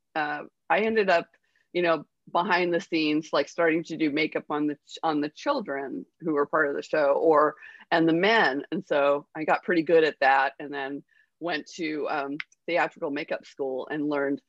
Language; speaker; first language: English; native; English